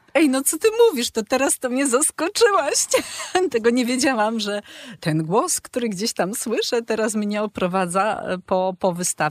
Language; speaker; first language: Polish; native; Polish